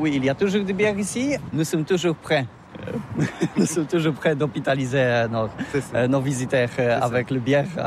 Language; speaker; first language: French; non-native, learner; Polish